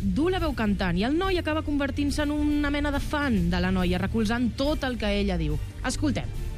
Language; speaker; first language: Catalan; native; Catalan